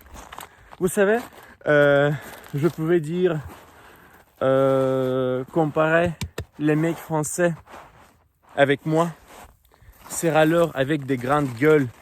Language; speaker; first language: French; non-native, fluent; Russian